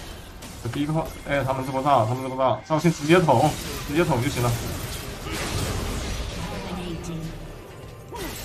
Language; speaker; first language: Chinese; native; Chinese